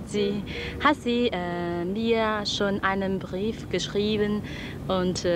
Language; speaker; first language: German; non-native, learner; Chinese